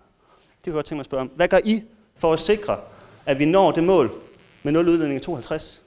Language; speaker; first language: Danish; native; Danish